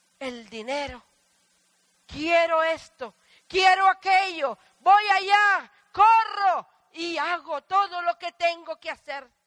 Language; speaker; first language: Spanish; native; Spanish